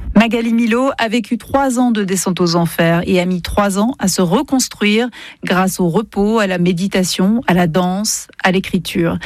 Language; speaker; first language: French; native; French